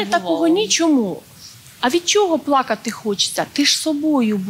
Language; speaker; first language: Ukrainian; native; Ukrainian